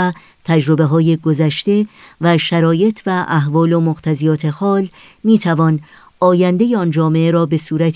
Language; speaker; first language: Persian; native; Persian